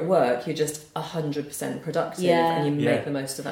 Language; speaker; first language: English; native; English